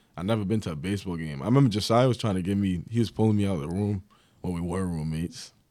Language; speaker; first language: English; native; English